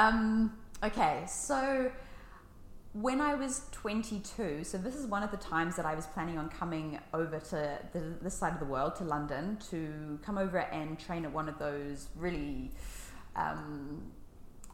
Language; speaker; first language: English; native; English